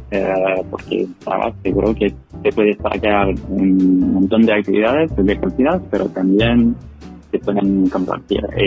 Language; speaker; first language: Spanish; non-native, fluent; French